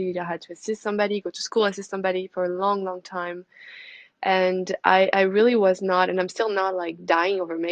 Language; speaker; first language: English; non-native, fluent; French